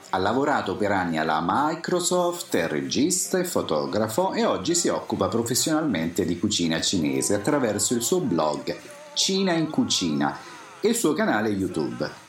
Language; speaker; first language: Italian; native; Italian